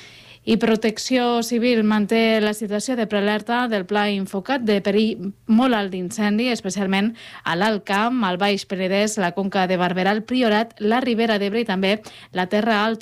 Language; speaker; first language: Catalan; native; Catalan